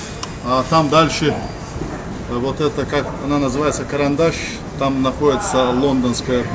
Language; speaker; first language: Russian; non-native, fluent; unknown